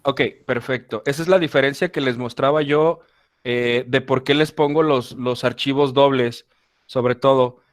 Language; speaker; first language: Spanish; native; Spanish